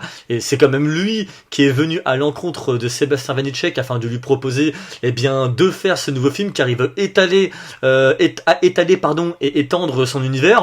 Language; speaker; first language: French; native; French